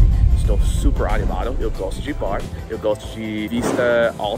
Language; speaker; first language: Portuguese; non-native, fluent; English